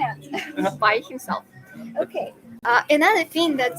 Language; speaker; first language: English; non-native, fluent; Russian